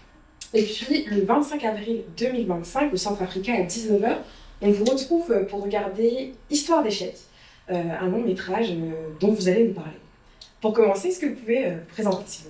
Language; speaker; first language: French; native; French